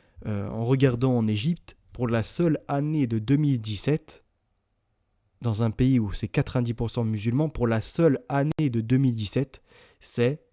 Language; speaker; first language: French; native; French